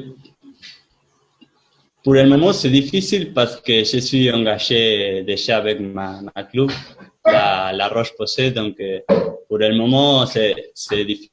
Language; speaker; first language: French; non-native, fluent; Spanish